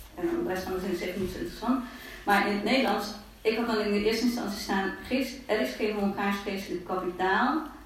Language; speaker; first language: Dutch; non-native, fluent; Hungarian